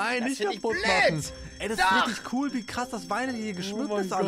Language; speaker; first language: German; native; German